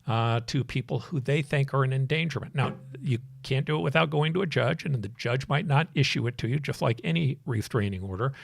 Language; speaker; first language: English; native; English